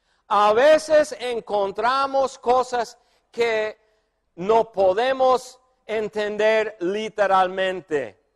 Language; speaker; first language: Spanish; non-native, fluent; English